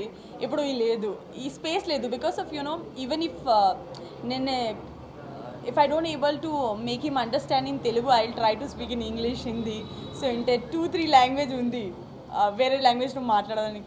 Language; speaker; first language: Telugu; non-native, learner; Gujarati